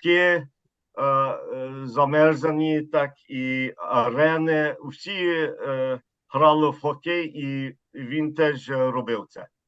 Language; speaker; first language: Ukrainian; early bilingual, heritage; Ukrainian